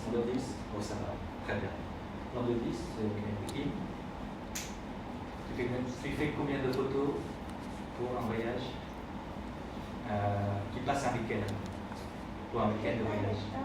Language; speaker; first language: French; non-native, fluent; Khmer